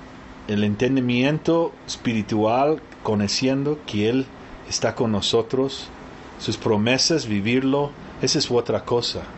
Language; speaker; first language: Spanish; early bilingual, heritage; Spanish